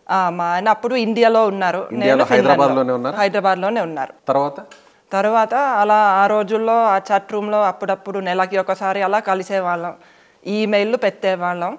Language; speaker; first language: Telugu; non-native, fluent; Finnish